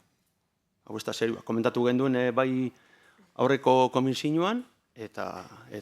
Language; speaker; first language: Basque; native; Basque